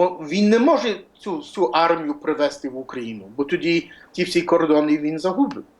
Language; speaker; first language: Ukrainian; early bilingual, heritage; Ukrainian